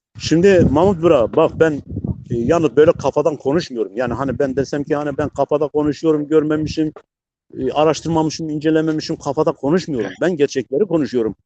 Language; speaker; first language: Turkish; non-native, local second language; Zaza